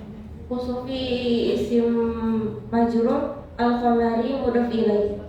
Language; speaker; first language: Arabic; non-native, learner; Indonesian